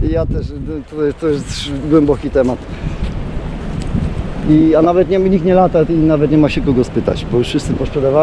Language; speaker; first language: Polish; native; Polish